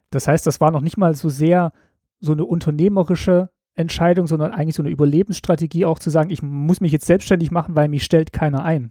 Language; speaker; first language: German; native; German